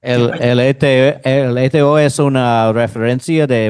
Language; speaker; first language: Spanish; non-native, fluent; English